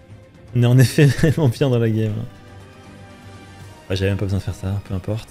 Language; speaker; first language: French; native; French